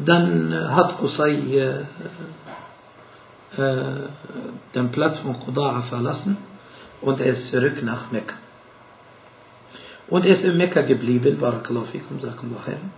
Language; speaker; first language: German; non-native, fluent; Arabic